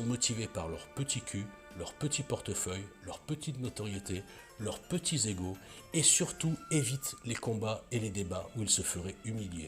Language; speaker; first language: French; native; French